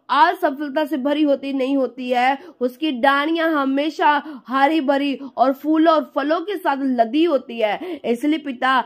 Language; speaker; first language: Hindi; non-native, local second language; Punjabi